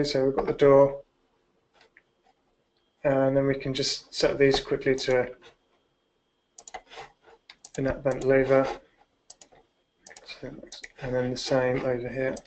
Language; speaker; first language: English; native; English